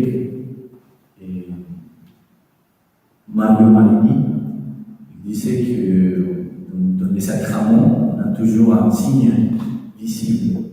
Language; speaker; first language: French; non-native, fluent; Spanish